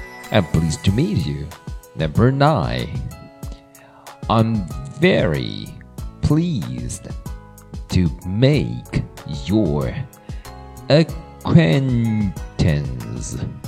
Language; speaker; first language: English; non-native, fluent; Chinese